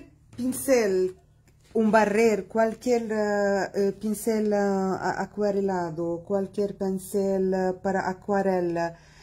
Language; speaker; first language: Spanish; non-native, fluent; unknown